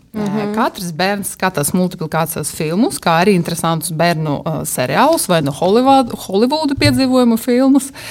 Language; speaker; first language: Latvian; non-native, local second language; Russian